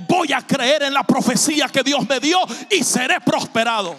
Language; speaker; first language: Spanish; native; Spanish